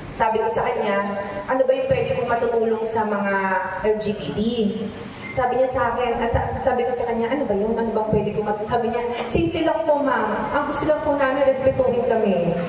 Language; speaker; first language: Filipino; native; Filipino